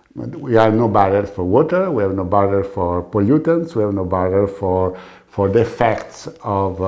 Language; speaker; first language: English; non-native, fluent; Italian